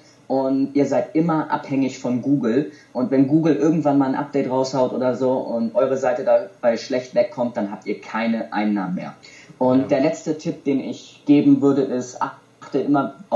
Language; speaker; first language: German; native; German